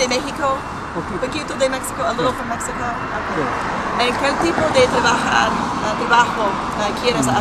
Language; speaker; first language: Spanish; non-native, learner; English